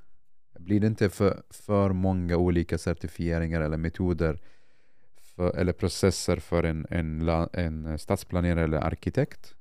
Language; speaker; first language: Swedish; non-native, fluent; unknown